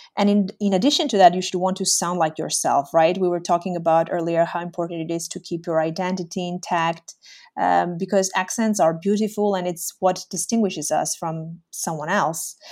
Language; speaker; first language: English; native; English